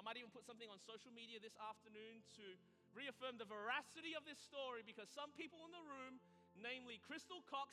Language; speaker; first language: English; native; English